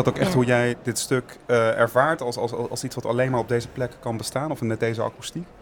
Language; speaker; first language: Dutch; native; Dutch